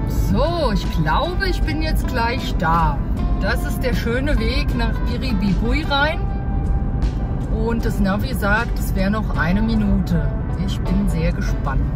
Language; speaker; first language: German; native; German